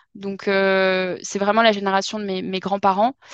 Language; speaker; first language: French; native; French